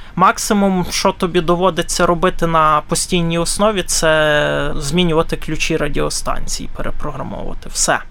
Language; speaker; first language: Ukrainian; native; Ukrainian